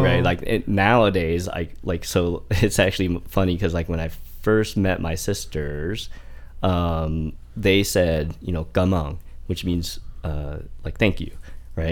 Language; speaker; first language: English; early bilingual, other home language; Vietnamese